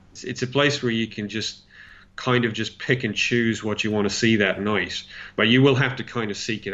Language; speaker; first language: English; native; English